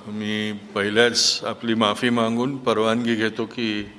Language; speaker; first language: Marathi; non-native, local second language; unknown